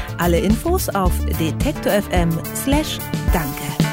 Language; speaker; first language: German; native; German